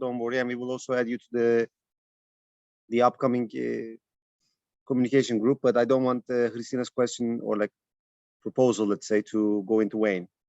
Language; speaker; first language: English; non-native, fluent; Turkish